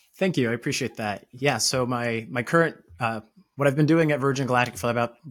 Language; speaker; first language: English; native; English